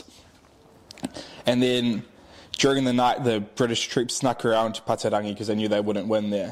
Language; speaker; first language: English; native; English